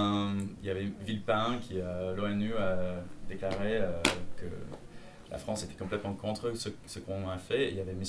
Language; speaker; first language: French; non-native, fluent; English